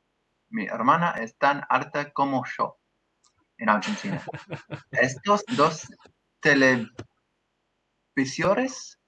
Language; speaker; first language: Spanish; non-native, learner; English